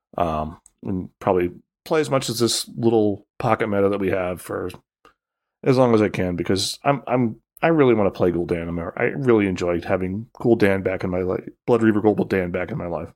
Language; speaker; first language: English; native; English